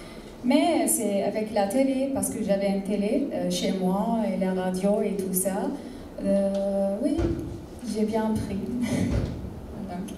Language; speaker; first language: French; non-native, fluent; Arabic